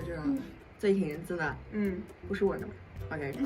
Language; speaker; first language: Chinese; non-native, fluent; Mongolian